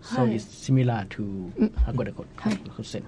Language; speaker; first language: English; non-native, fluent; Thai